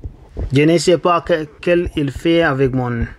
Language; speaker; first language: French; non-native, learner; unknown